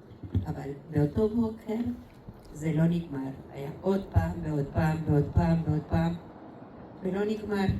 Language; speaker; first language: Hebrew; non-native, fluent; Spanish